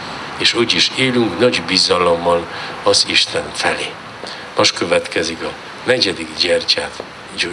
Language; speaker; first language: Hungarian; non-native, learner; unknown